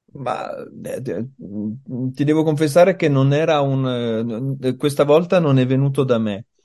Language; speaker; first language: Italian; non-native, fluent; French